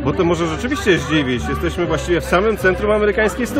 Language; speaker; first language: Polish; native; Polish